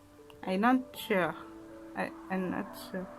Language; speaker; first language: English; non-native, learner; French